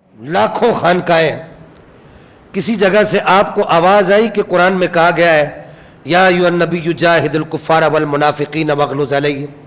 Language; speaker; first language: Urdu; non-native, local second language; Punjabi